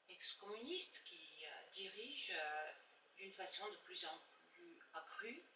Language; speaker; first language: French; non-native, fluent; Bulgarian